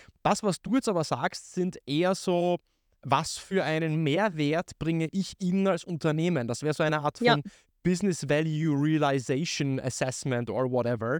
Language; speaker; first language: German; native; German